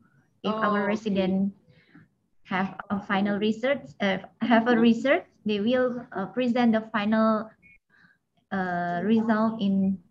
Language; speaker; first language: English; non-native, fluent; Indonesian